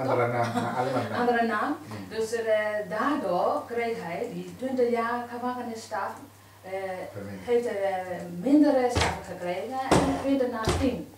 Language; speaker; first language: Dutch; non-native, learner; Burmese